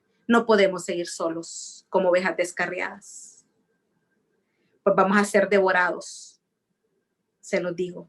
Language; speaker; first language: Spanish; native; Spanish